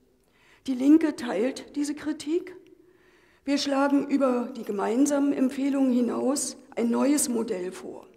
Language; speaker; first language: German; native; German